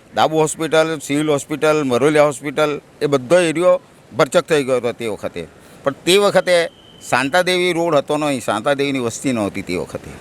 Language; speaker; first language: Gujarati; native; Gujarati